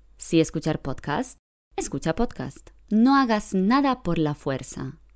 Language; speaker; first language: Spanish; non-native, fluent; Polish